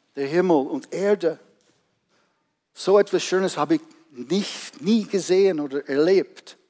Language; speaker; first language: German; non-native, fluent; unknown